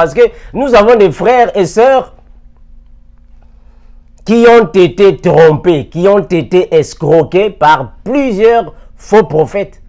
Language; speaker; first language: French; non-native, local second language; Lingala